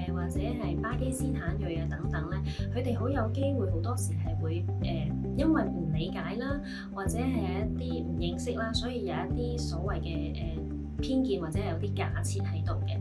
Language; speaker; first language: Cantonese; native; Cantonese